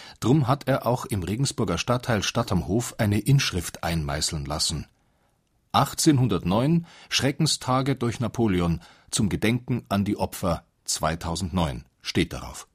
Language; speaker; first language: German; native; German